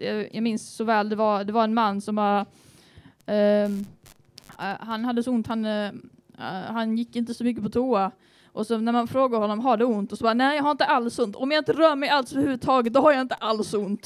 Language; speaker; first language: Swedish; native; Swedish